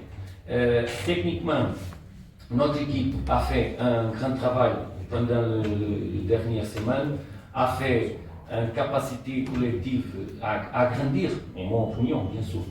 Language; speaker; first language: French; non-native, learner; Portuguese